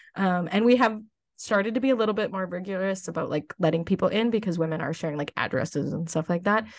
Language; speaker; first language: English; native; English